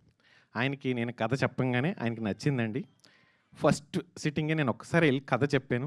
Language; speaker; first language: Telugu; native; Telugu